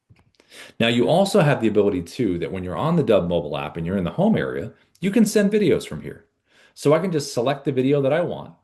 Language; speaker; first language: English; native; English